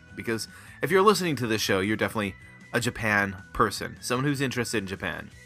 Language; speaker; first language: English; native; English